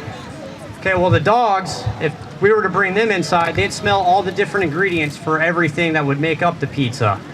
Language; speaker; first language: English; native; English